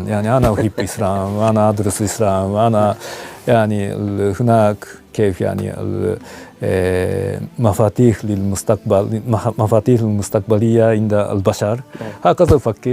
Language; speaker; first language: Arabic; non-native, learner; Japanese